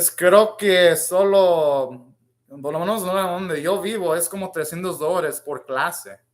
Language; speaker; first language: Spanish; non-native, learner; English